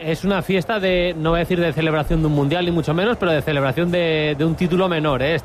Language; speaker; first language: Spanish; native; Spanish